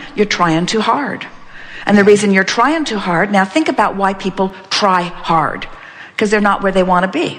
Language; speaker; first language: English; native; English